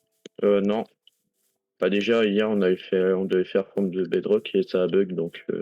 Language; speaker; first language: French; native; French